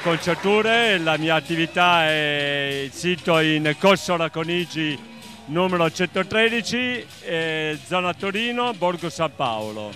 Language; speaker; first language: Italian; native; Italian